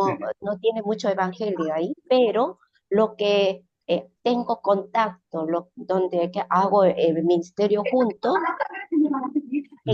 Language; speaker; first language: Spanish; non-native, learner; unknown